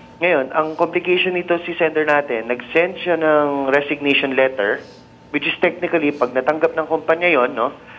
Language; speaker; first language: Filipino; native; Filipino